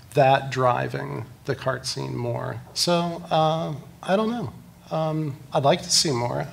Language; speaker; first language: English; native; English